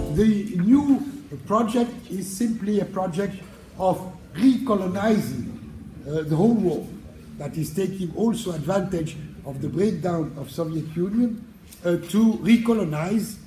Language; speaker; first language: English; non-native, fluent; Arabic